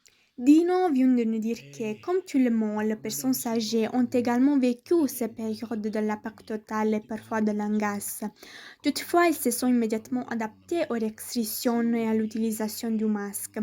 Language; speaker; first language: French; non-native, learner; Italian